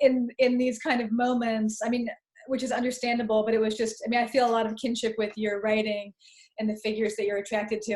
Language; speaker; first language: English; native; English